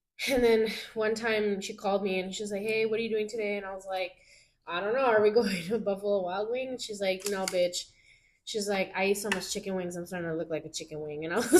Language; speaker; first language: English; early bilingual, other home language; Spanish